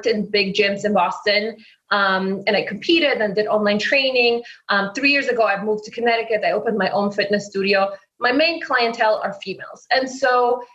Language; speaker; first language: English; non-native, fluent; Polish